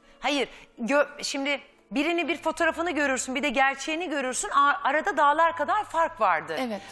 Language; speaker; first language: Turkish; native; Turkish